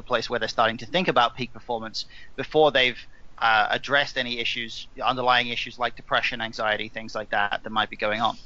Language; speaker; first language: English; native; English